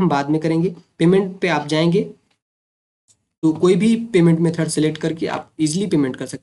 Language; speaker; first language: Hindi; native; Hindi